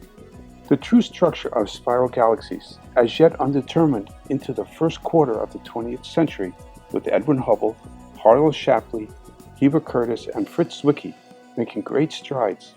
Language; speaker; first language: English; native; English